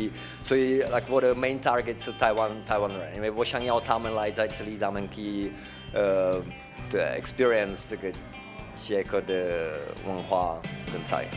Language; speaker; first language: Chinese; non-native, fluent; Czech